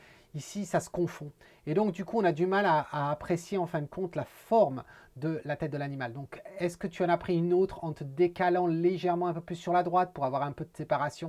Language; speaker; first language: French; native; French